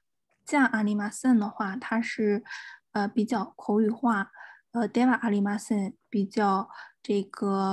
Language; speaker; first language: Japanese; non-native, fluent; Chinese